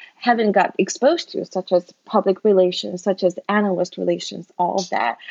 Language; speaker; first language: English; non-native, fluent; Chinese